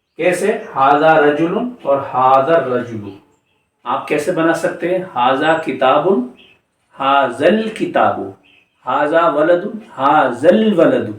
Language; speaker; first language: Urdu; native; Urdu